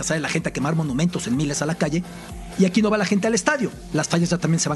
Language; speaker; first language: Spanish; native; Spanish